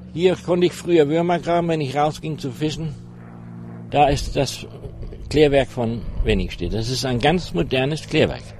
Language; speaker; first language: German; native; German